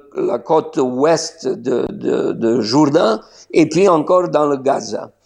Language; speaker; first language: French; non-native, fluent; Slovenian